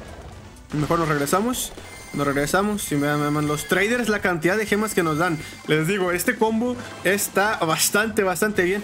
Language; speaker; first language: Spanish; native; Spanish